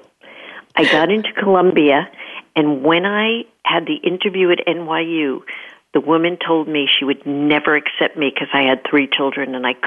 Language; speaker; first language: English; native; English